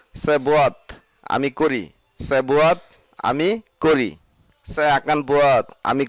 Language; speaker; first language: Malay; non-native, fluent; Bangla